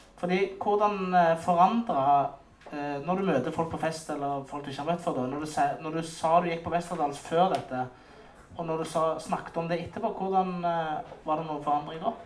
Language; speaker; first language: Norwegian; native; Norwegian